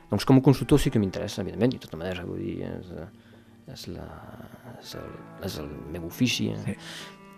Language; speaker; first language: Catalan; non-native, local second language; French